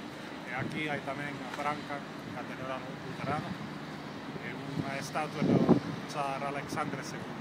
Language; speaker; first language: Galician; non-native, fluent; Finnish